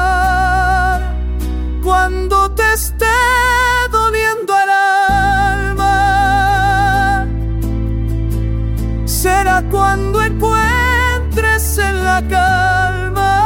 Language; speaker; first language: Spanish; native; Spanish